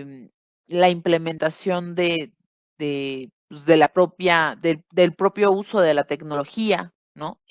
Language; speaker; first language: Spanish; native; Spanish